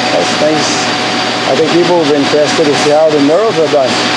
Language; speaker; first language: English; non-native, local second language; French